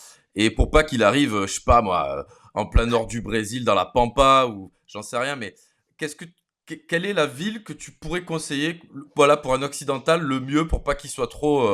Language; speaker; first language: French; native; French